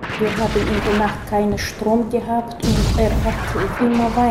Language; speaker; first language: German; non-native, learner; Chechen